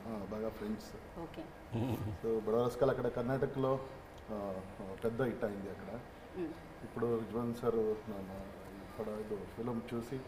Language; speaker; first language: Telugu; non-native, learner; Kannada